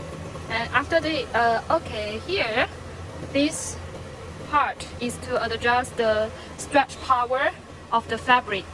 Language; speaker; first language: English; non-native, learner; Chinese